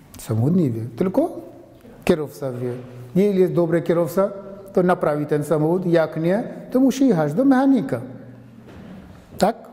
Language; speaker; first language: Polish; non-native, fluent; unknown